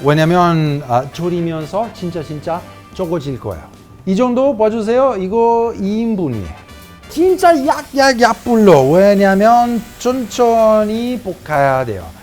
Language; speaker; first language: Korean; non-native, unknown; Italian